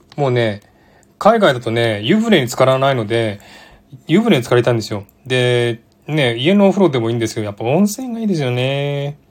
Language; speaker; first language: Japanese; native; Japanese